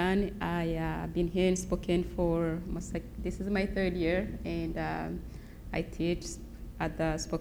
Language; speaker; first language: English; non-native, local second language; Kinyarwanda